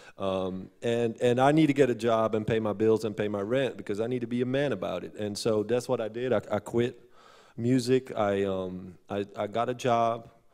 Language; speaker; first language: English; non-native, fluent; Dutch